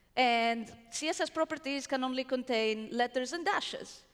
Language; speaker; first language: English; non-native, fluent; Greek